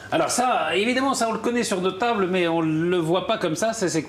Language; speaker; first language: French; native; French